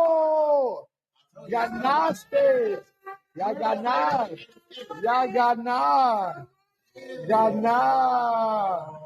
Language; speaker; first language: Spanish; non-native, learner; English